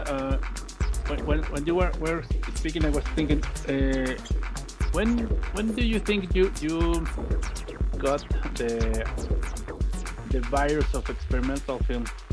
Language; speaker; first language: English; non-native, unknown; Spanish